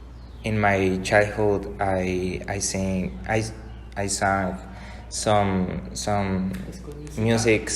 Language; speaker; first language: English; non-native, learner; Spanish